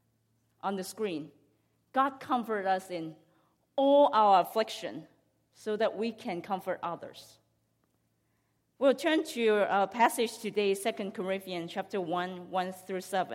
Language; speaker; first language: English; non-native, local second language; Cantonese